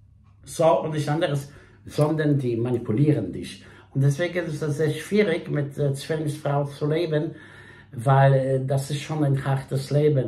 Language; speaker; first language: German; non-native, fluent; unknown